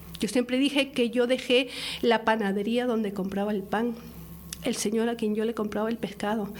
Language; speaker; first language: Spanish; native; Spanish